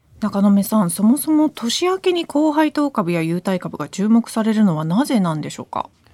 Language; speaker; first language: Japanese; non-native, fluent; English